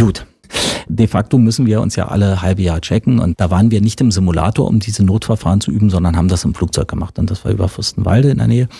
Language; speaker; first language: German; native; German